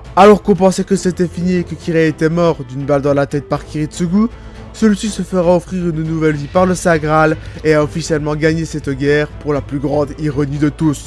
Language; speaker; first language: French; native; French